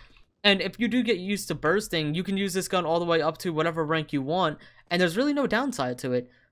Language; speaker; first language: English; native; English